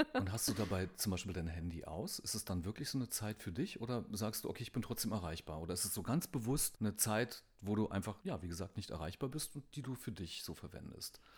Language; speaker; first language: German; native; German